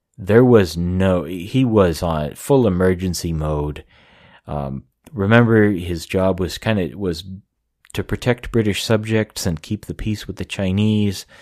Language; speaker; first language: English; native; English